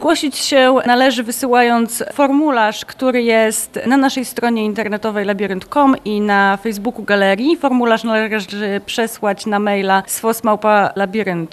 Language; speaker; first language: Polish; native; Polish